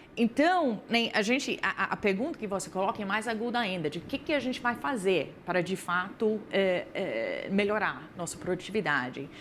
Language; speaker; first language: Portuguese; non-native, fluent; English